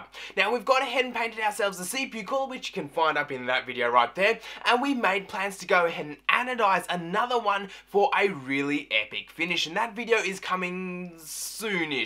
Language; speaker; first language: English; native; English